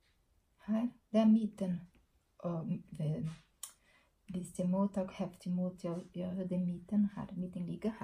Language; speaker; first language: Swedish; non-native, learner; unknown